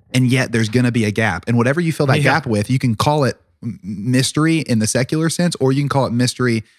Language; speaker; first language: English; native; English